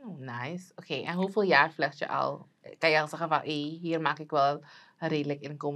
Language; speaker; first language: Dutch; native; Dutch